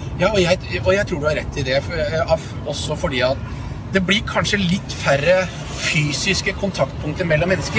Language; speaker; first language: Norwegian; native; Norwegian